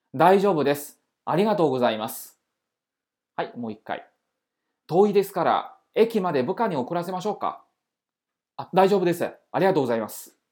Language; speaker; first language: Japanese; non-native, fluent; Chinese